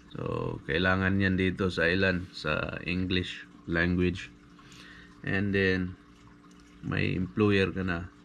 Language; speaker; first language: Filipino; non-native, local second language; Cebuano